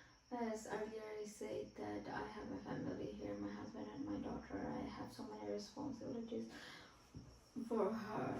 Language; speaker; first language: English; non-native, fluent; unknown